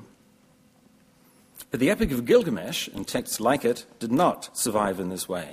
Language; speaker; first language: English; native; English